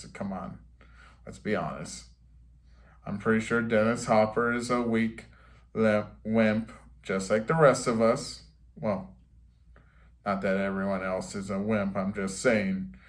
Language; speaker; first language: English; native; English